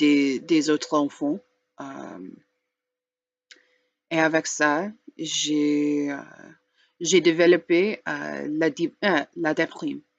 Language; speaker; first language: French; non-native, learner; English